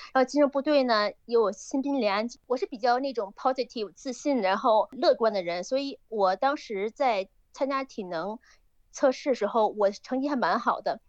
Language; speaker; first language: Chinese; native; Chinese